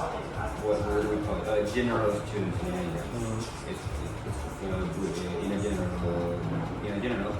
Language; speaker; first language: English; non-native, local second language; Indonesian